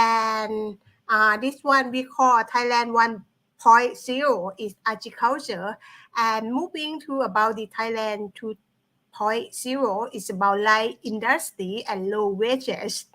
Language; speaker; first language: English; non-native, learner; Thai